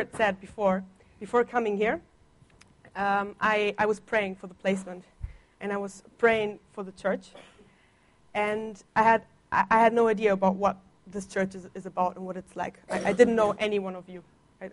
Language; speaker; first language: English; non-native, fluent; Italian